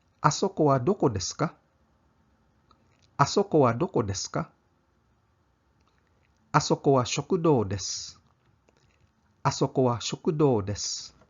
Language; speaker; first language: Japanese; non-native, fluent; Cebuano